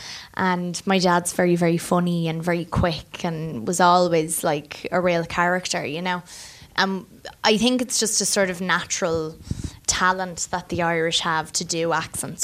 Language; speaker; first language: English; native; English